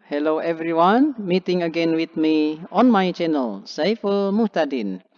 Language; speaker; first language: English; non-native, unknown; Indonesian